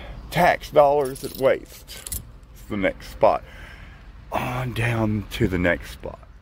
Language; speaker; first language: English; native; English